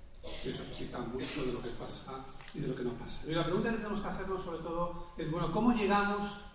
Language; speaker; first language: Spanish; native; Spanish